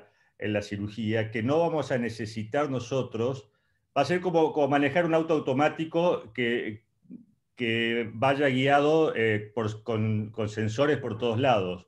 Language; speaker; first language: Spanish; native; Spanish